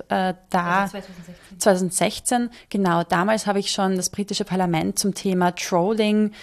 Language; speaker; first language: German; native; German